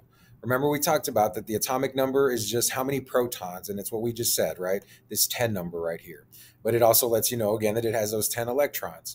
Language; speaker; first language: English; native; English